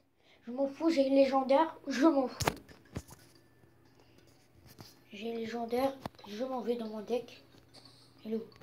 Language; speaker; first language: French; native; French